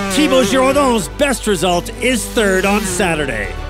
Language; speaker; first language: English; non-native, fluent; Portuguese